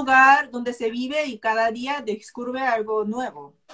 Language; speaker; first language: Spanish; non-native, fluent; Korean